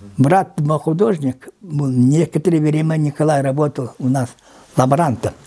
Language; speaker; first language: Russian; non-native, local second language; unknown